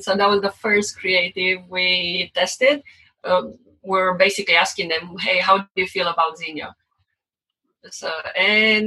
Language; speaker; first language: English; non-native, fluent; Romanian